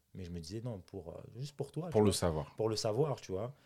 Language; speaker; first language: French; native; French